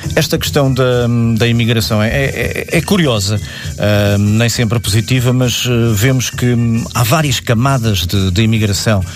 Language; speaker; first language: Portuguese; native; Portuguese